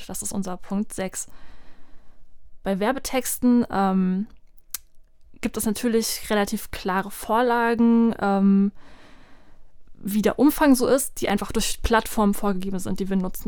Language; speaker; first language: German; native; German